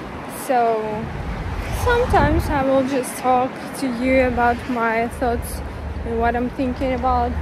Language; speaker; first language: English; non-native, learner; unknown